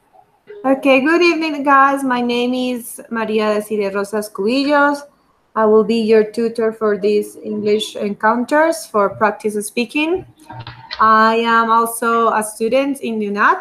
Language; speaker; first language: English; non-native, fluent; Spanish